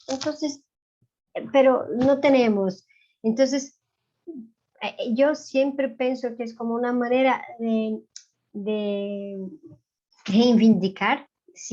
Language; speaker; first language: Spanish; non-native, fluent; Portuguese